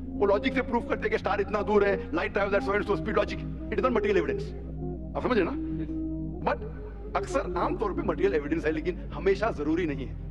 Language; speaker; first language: Hindi; non-native, local second language; Konkani